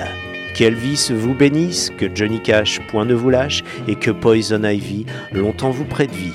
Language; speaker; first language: French; native; French